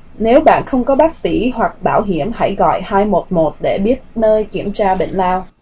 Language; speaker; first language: Vietnamese; early bilingual, heritage; Vietnamese